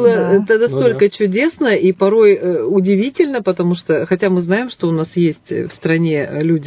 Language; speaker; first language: Russian; native; Russian